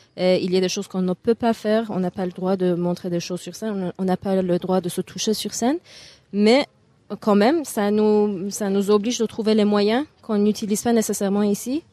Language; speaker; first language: French; non-native, fluent; Persian